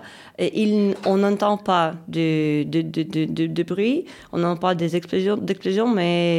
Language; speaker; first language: French; non-native, fluent; Ukrainian